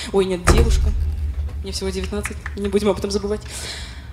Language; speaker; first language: Russian; native; Russian